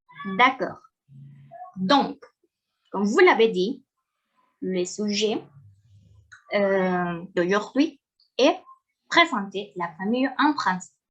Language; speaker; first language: French; non-native, fluent; Spanish